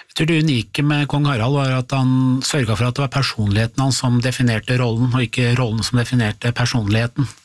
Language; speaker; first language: Norwegian; native; Norwegian